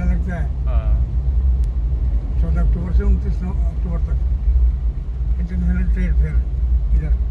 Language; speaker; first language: Hindi; native; Hindi